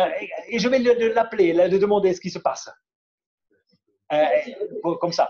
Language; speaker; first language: French; non-native, fluent; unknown